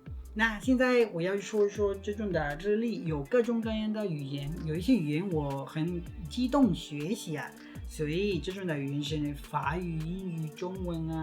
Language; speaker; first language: Chinese; non-native, fluent; Spanish